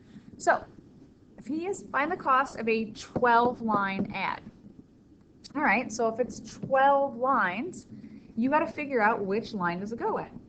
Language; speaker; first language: English; native; English